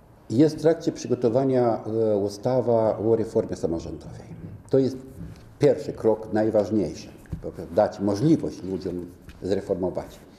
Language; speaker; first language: Polish; non-native, fluent; Romanian